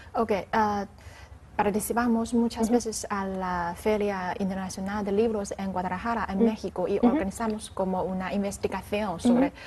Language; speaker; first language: Spanish; non-native, learner; Chinese